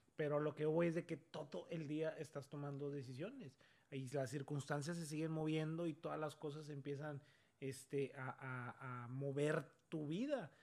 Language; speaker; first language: Spanish; native; Spanish